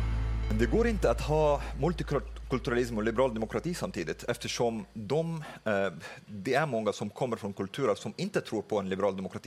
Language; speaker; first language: Swedish; non-native, fluent; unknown